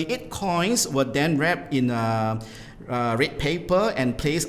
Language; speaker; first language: English; non-native, local second language; Min Nan Chinese